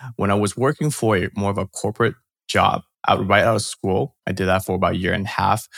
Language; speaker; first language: English; early bilingual, other home language; Chinese